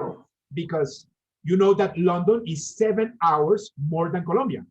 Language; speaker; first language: English; non-native, fluent; Spanish